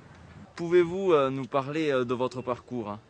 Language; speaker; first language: French; native; French